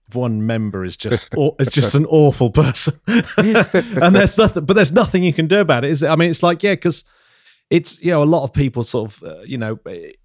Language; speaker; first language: English; native; English